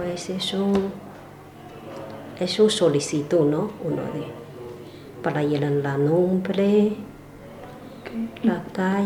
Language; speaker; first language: Spanish; non-native, learner; Chinese